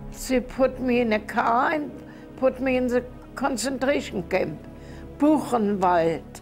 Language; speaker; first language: English; non-native, learner; German